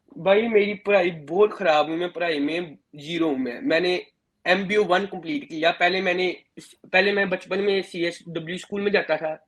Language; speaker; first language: Urdu; native; Urdu